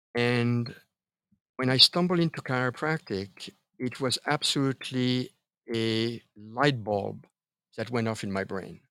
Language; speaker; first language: English; non-native, fluent; French